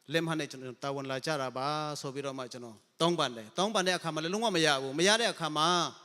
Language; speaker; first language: Burmese; non-native, local second language; Hakha Chin